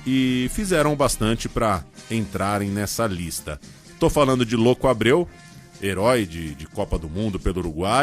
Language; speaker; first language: Portuguese; native; Portuguese